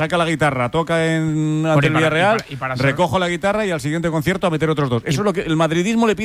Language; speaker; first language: Spanish; native; Spanish